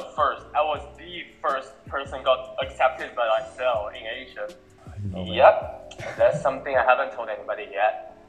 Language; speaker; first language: English; non-native, local second language; Cantonese